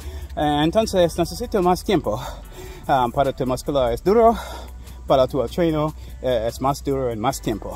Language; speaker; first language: Spanish; non-native, learner; English